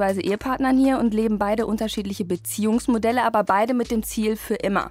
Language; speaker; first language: German; native; German